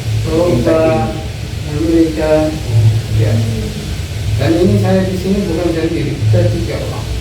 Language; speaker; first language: Indonesian; non-native, learner; Arabic